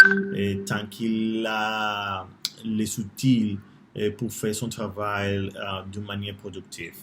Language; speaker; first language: French; non-native, learner; Spanish